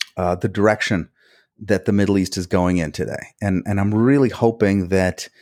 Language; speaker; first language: English; early bilingual, other home language; Hungarian